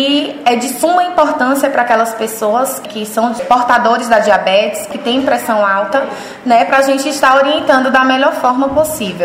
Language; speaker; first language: Portuguese; native; Portuguese